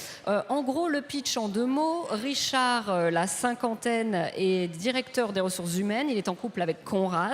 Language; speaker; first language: French; native; French